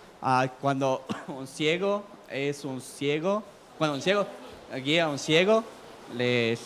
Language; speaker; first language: Spanish; native; Spanish